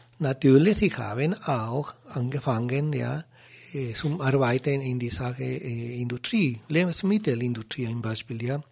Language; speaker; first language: German; non-native, learner; Spanish